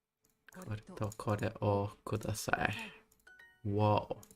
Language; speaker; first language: Japanese; non-native, learner; English